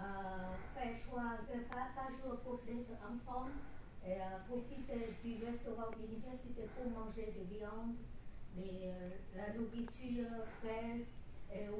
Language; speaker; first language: French; non-native, learner; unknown